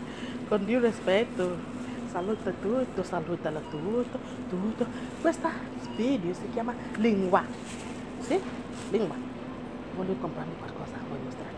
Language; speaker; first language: Italian; non-native, learner; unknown